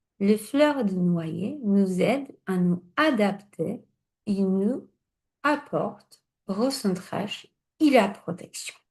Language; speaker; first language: French; non-native, fluent; Polish